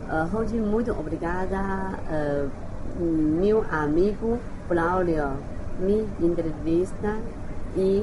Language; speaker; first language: Portuguese; non-native, learner; Chinese